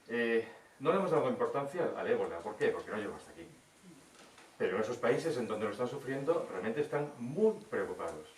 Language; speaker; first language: Spanish; native; Spanish